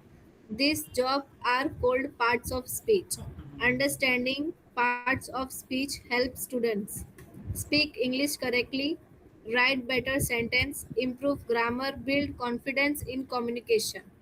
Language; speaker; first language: English; non-native, learner; Hindi